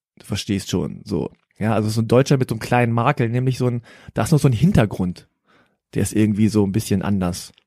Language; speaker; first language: German; native; German